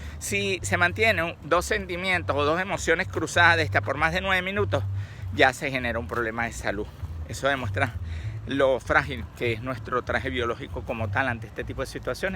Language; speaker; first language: Spanish; native; Spanish